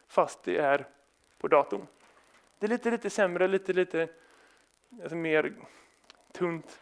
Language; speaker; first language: Swedish; native; Swedish